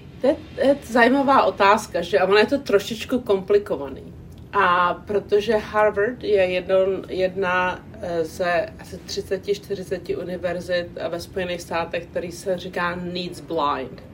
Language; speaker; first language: Czech; non-native, local second language; English